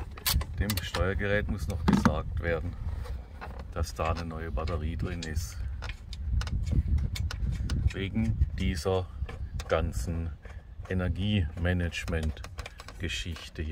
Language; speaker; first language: German; native; German